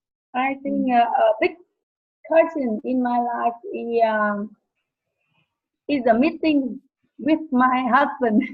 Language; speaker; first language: English; non-native, learner; Vietnamese